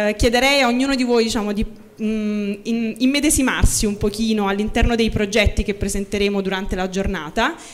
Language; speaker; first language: Italian; native; Italian